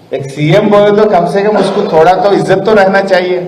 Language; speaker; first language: Hindi; non-native, local second language; Telugu